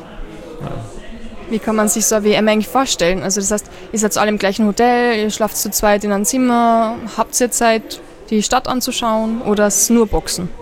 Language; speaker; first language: German; native; German